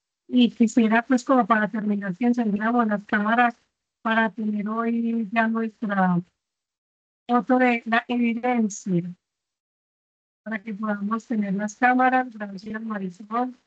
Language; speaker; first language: Spanish; native; Spanish